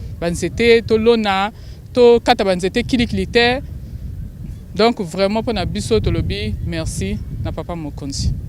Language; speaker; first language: Lingala; native; Lingala